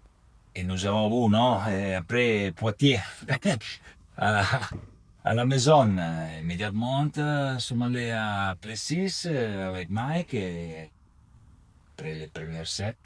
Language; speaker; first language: French; non-native, learner; Italian